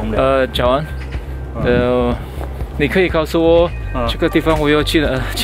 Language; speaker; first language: Chinese; non-native, learner; Indonesian